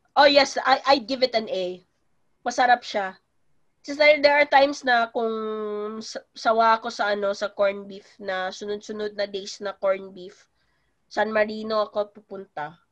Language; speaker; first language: Filipino; non-native, local second language; Cebuano